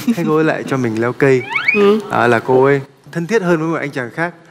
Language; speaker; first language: Vietnamese; native; Vietnamese